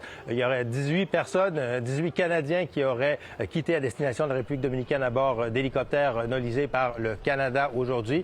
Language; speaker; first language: French; native; French